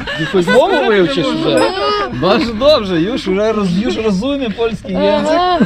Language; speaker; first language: Ukrainian; native; Ukrainian